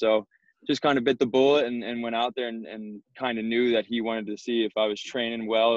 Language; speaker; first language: English; native; English